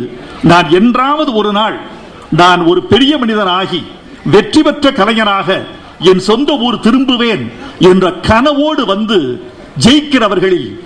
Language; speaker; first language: Tamil; native; Tamil